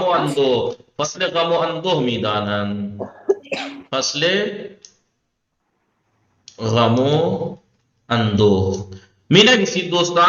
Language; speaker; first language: Persian; non-native, fluent; Urdu